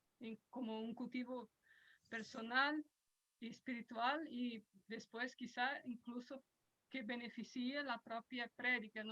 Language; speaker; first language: Spanish; non-native, fluent; Portuguese